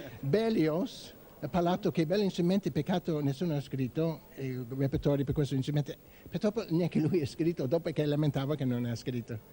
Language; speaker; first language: Italian; non-native, fluent; English